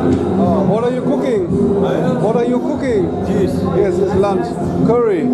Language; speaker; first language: English; non-native, fluent; German